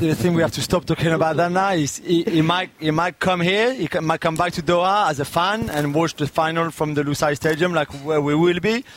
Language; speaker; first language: English; non-native, fluent; Spanish